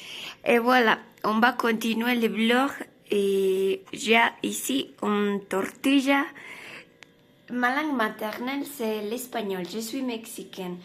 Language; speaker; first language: French; non-native, learner; Spanish